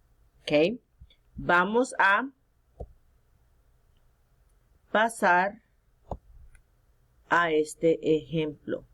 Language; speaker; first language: Spanish; early bilingual, heritage; Spanish